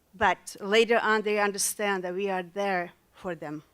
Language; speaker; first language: English; non-native, fluent; Slovak